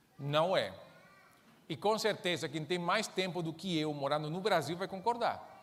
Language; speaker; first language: Portuguese; non-native, fluent; Spanish